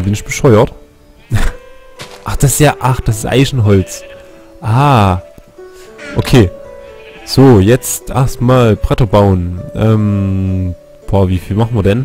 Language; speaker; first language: German; native; German